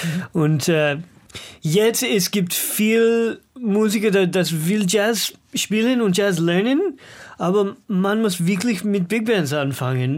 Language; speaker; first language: German; non-native, learner; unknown